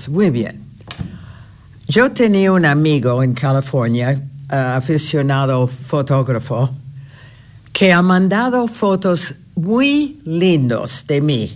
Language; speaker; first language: Spanish; non-native, fluent; English